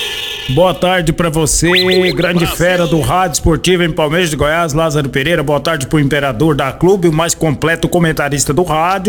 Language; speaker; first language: Portuguese; native; Portuguese